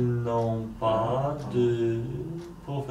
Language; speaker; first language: French; non-native, learner; Polish